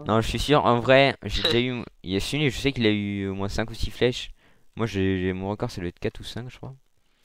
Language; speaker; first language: French; native; French